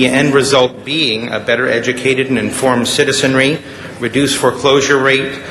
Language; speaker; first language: English; native; English